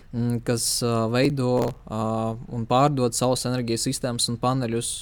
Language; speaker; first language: Latvian; non-native, local second language; Russian